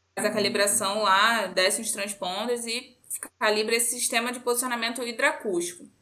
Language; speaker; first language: Portuguese; native; Portuguese